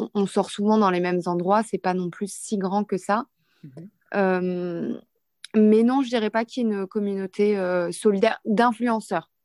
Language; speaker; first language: French; native; French